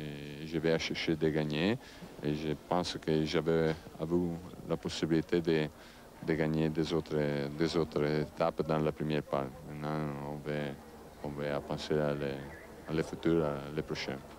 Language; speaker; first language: French; non-native, learner; Italian